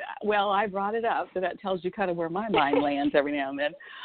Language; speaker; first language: English; native; English